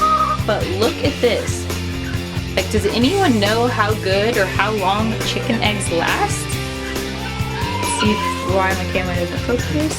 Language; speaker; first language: English; native; English